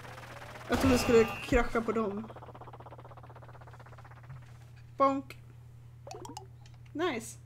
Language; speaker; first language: Swedish; native; Swedish